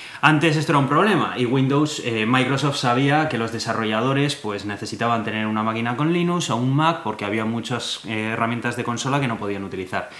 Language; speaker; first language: Spanish; native; Spanish